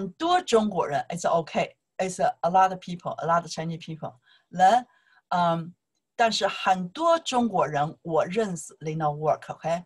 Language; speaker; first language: English; non-native, learner; Chinese